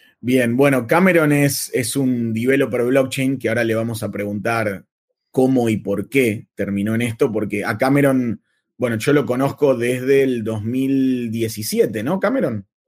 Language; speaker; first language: Spanish; native; Spanish